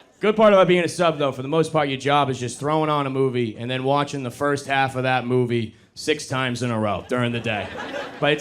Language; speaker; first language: English; native; English